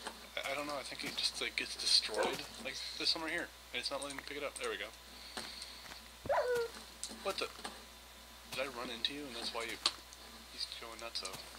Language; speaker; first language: English; native; English